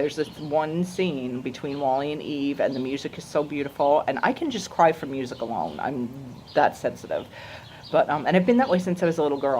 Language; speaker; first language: English; native; English